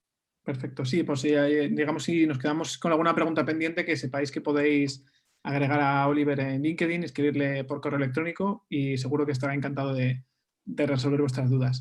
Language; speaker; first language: Spanish; native; Spanish